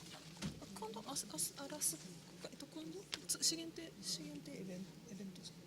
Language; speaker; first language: Spanish; non-native, learner; Japanese